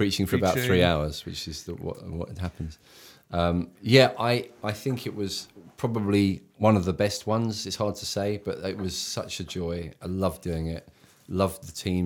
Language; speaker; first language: English; native; English